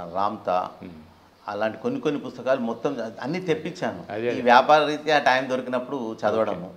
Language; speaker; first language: Telugu; native; Telugu